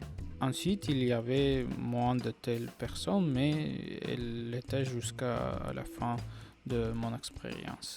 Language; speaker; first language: French; non-native, learner; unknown